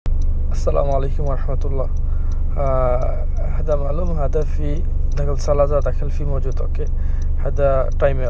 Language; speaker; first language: Arabic; non-native, learner; Bangla